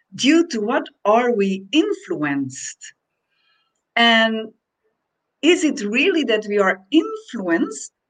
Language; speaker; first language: English; non-native, fluent; Dutch